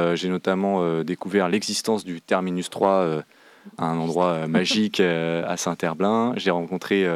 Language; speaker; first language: French; native; French